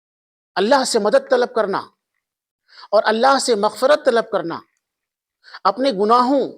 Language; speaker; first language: Urdu; native; Urdu